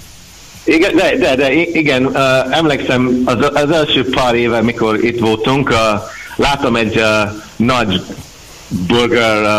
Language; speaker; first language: Hungarian; non-native, learner; English